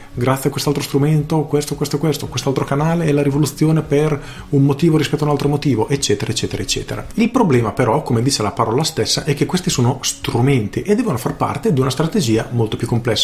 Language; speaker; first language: Italian; native; Italian